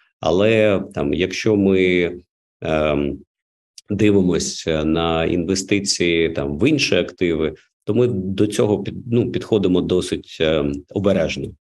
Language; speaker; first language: Ukrainian; non-native, local second language; Russian